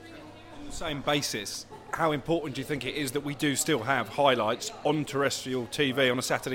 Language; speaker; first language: English; native; English